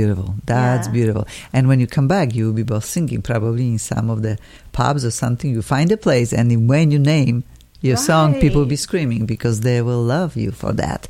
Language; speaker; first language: English; non-native, fluent; Polish